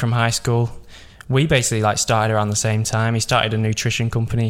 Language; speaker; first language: English; native; English